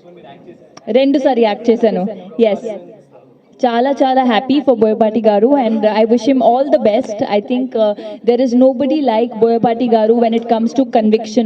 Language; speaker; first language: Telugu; non-native, fluent; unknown